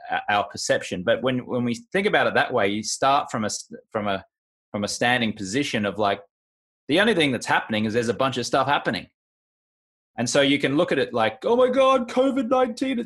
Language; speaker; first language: English; native; English